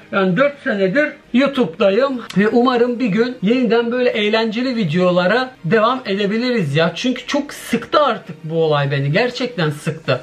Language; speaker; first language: Turkish; early bilingual, heritage; Turkish